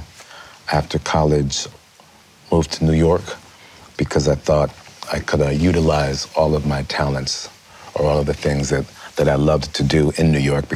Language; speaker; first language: English; native; English